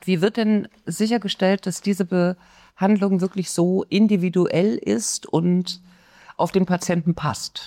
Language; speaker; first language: German; native; German